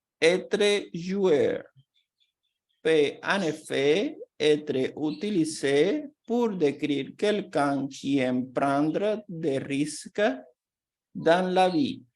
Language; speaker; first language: French; non-native, fluent; Portuguese